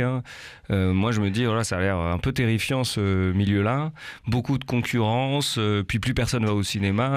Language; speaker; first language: French; native; French